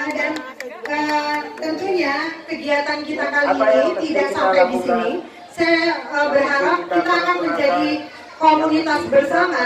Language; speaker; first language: Indonesian; native; Indonesian